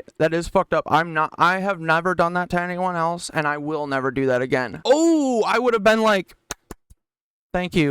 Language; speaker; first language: English; native; English